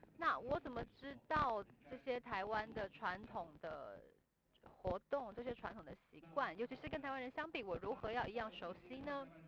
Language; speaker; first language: Chinese; non-native, fluent; Vietnamese